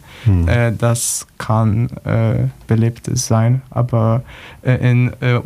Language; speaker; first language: German; non-native, learner; Polish